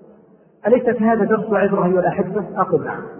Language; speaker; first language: Arabic; native; Arabic